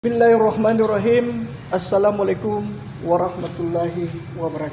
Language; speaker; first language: Indonesian; native; Indonesian